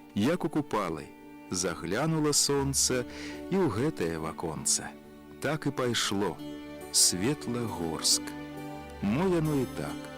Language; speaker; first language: Belarusian; native; Belarusian